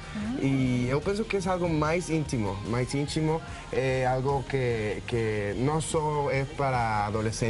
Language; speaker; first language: Portuguese; non-native, learner; Spanish